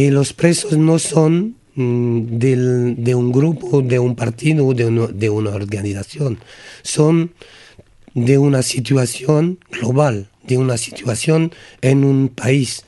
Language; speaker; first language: Spanish; non-native, learner; French